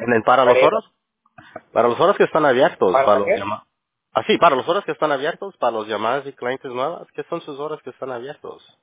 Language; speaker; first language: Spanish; early bilingual, heritage; Spanish